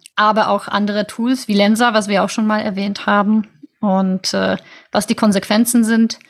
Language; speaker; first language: German; non-native, fluent; Polish